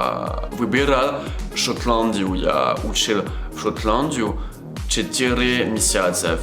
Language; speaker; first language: Russian; non-native, learner; French